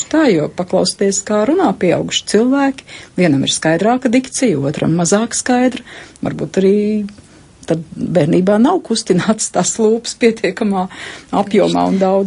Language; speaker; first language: Latvian; native; Latvian